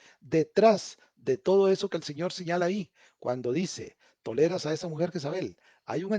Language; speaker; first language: Spanish; native; Spanish